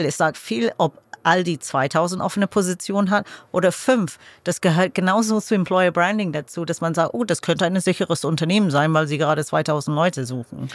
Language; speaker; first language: German; non-native, fluent; English